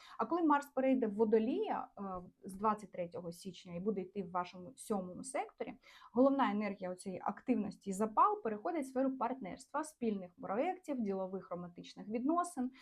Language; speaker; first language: Ukrainian; non-native, local second language; Russian